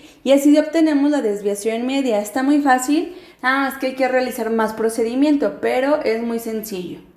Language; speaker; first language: Spanish; native; Spanish